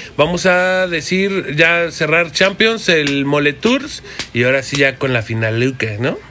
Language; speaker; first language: Spanish; native; Spanish